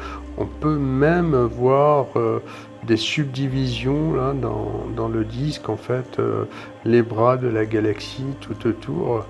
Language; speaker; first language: French; native; French